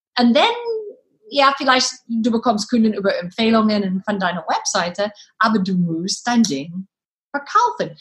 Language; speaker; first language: German; non-native, learner; English